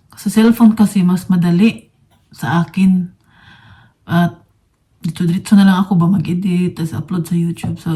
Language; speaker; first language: Filipino; non-native, local second language; Cebuano